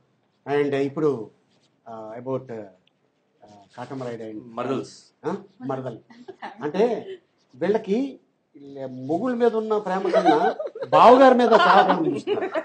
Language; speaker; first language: Telugu; native; Telugu